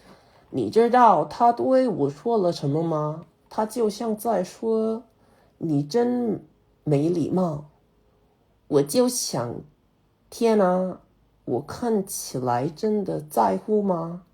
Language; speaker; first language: Chinese; non-native, learner; Korean